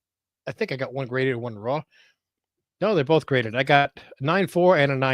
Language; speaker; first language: English; native; English